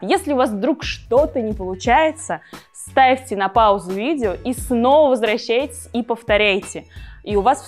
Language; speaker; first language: Russian; native; Russian